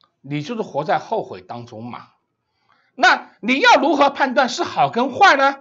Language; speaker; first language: Chinese; native; Chinese